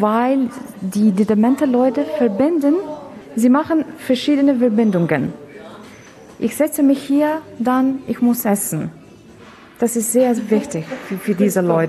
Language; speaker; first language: German; non-native, fluent; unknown